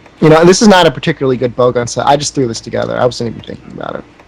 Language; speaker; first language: English; native; English